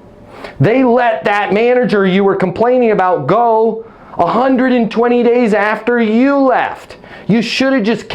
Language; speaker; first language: English; native; English